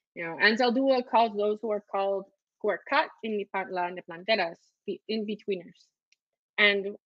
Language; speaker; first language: English; early bilingual, other home language; Spanish